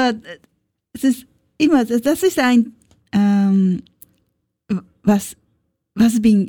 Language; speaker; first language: German; non-native, learner; Japanese